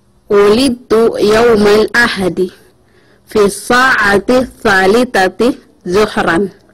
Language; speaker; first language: Arabic; non-native, learner; Maguindanaon